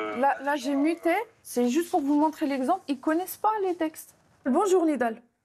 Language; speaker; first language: French; non-native, local second language; Arabic